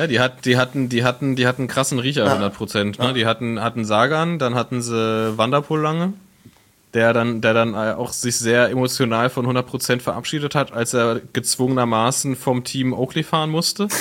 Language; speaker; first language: German; native; German